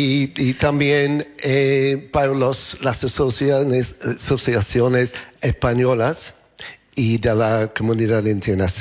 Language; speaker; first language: Spanish; non-native, fluent; English